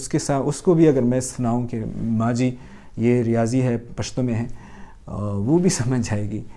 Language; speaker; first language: Urdu; non-native, local second language; Pashto